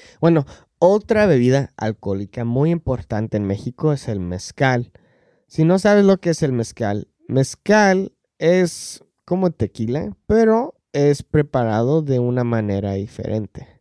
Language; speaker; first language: Spanish; non-native, fluent; English